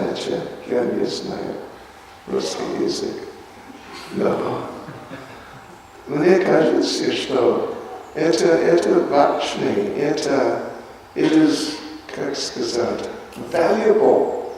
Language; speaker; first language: Russian; non-native, learner; English